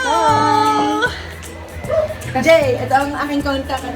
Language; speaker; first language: Filipino; native; Filipino